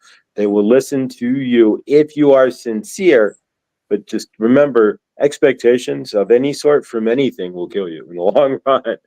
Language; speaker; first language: English; native; English